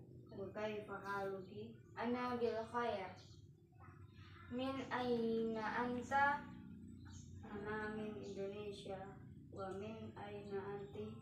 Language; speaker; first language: Arabic; non-native, learner; Indonesian